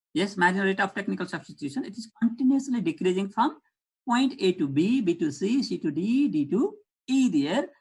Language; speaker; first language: English; non-native, local second language; Nepali